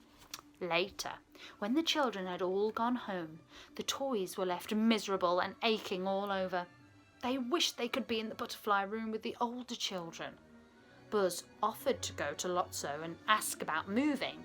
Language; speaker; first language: English; native; English